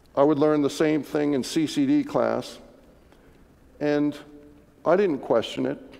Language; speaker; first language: English; native; English